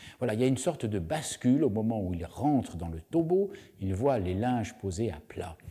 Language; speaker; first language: French; native; French